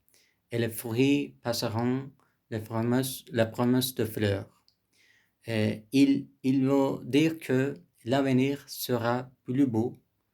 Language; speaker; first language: French; non-native, learner; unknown